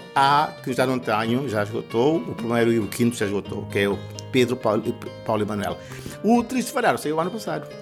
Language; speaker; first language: Portuguese; non-native, local second language; Kabuverdianu